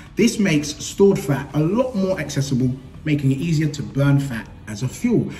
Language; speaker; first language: English; native; English